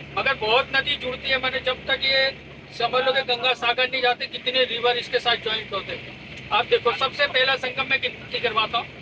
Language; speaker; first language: Hindi; non-native, local second language; Bangla